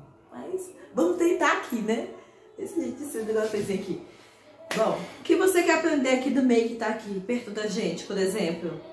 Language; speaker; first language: Portuguese; non-native, learner; Haitian Creole